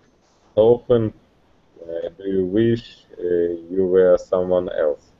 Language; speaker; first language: English; non-native, learner; Russian